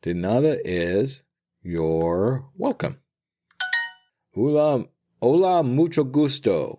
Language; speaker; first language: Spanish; non-native, learner; English